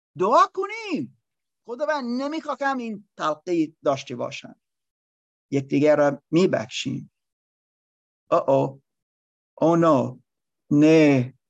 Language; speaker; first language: Persian; non-native, learner; English